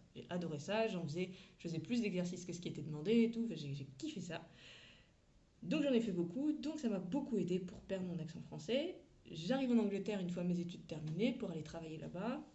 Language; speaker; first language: French; native; French